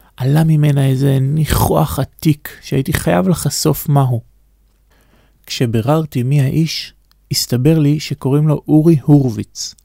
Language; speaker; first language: Hebrew; native; Hebrew